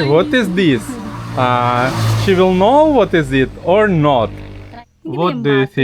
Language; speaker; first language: English; non-native, learner; Russian